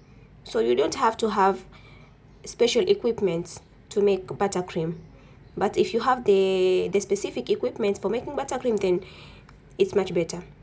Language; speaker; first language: English; non-native, local second language; Swahili